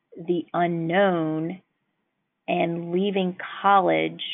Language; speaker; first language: English; native; English